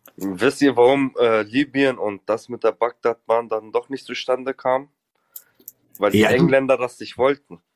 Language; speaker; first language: German; native; German